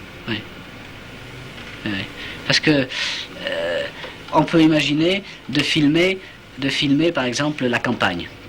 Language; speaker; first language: French; native; French